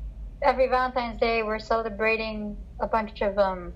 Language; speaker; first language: English; non-native, local second language; Filipino